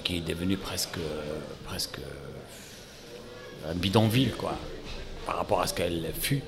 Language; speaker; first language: French; non-native, local second language; Arabic